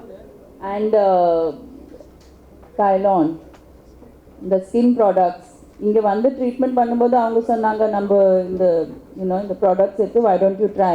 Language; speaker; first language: Tamil; non-native, local second language; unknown